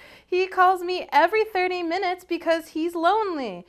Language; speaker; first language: English; native; English